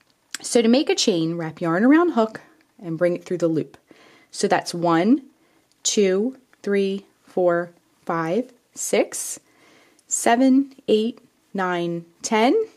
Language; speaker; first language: English; native; English